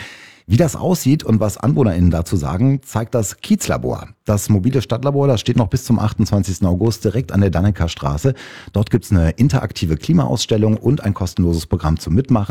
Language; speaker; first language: German; native; German